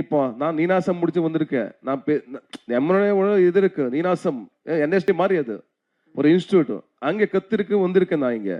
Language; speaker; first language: Tamil; non-native, learner; Kannada